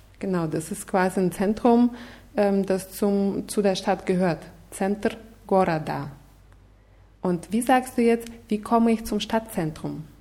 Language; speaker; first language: German; non-native, fluent; Russian